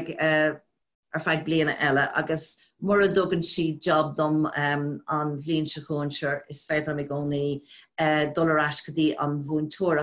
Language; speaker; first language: Irish; non-native, local second language; English